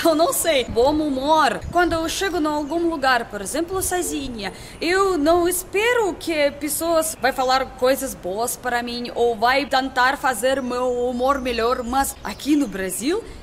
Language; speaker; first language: Portuguese; non-native, learner; Russian